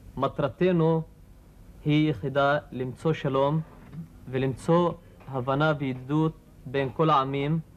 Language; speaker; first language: Hebrew; non-native, local second language; Arabic